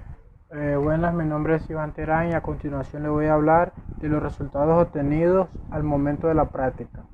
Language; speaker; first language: Spanish; native; Spanish